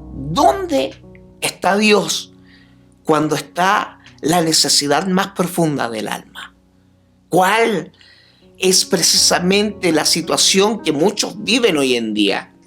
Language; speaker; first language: Spanish; native; Spanish